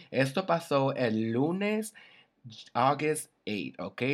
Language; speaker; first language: Spanish; early bilingual, heritage; Spanish